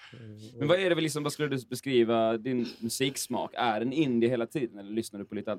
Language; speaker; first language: Swedish; native; Swedish